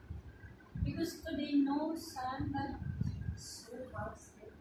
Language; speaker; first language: English; non-native, learner; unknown